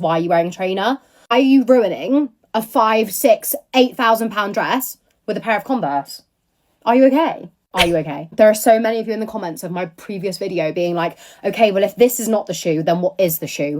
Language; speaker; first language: English; native; English